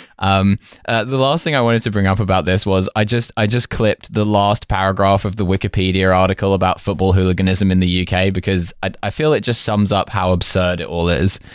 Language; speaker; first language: English; native; English